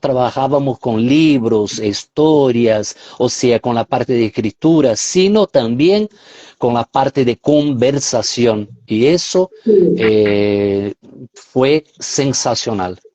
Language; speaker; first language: Spanish; non-native, fluent; Portuguese